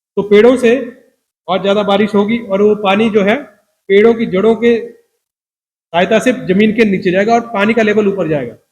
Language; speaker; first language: Hindi; non-native, local second language; Punjabi